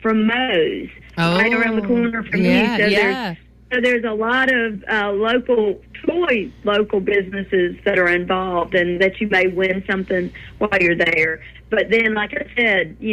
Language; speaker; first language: English; native; English